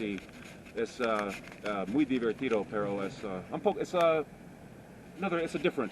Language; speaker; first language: Spanish; non-native, learner; English